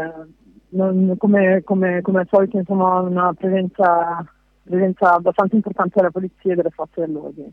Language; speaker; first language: Italian; non-native, fluent; French